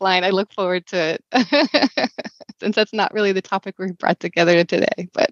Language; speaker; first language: English; native; English